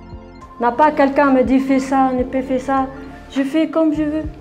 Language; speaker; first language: French; non-native, learner; Arabic